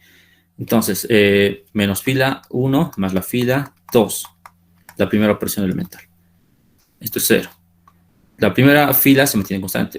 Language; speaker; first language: Spanish; native; Spanish